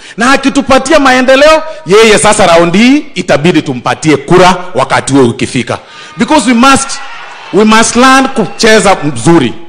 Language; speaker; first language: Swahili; non-native, local second language; Gusii